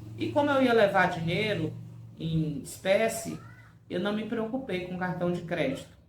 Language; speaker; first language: Portuguese; native; Portuguese